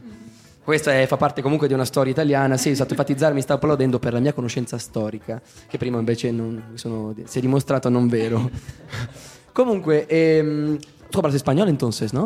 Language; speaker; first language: Italian; native; Italian